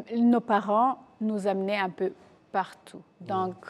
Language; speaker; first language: French; non-native, local second language; Kinyarwanda